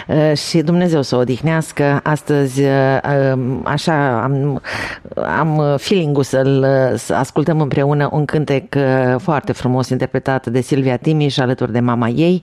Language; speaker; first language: Romanian; native; Romanian